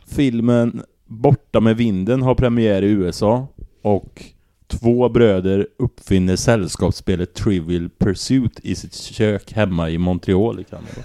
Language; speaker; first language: Swedish; native; Swedish